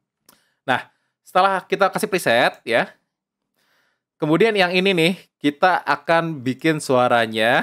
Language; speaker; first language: Indonesian; native; Indonesian